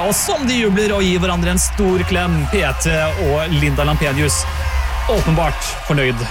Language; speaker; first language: Norwegian; native; Norwegian